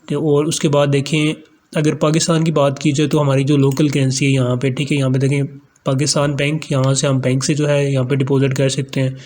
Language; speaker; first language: Urdu; non-native, local second language; Punjabi